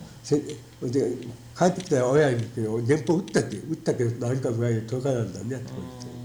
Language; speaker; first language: Japanese; native; Japanese